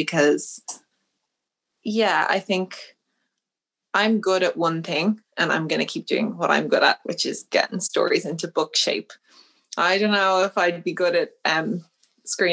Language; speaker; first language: English; native; English